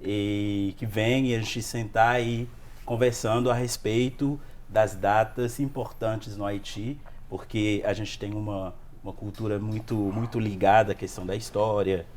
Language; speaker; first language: Portuguese; non-native, fluent; Haitian Creole